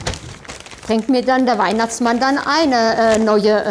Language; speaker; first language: German; non-native, fluent; French